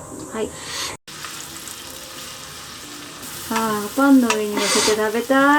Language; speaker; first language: Japanese; non-native, fluent; Korean